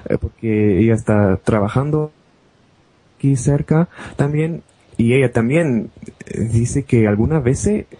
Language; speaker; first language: Spanish; non-native, fluent; German